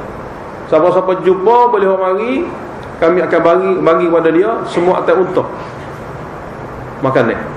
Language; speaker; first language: Malay; native; Malay